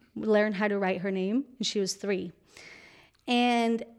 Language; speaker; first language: English; non-native, fluent; Spanish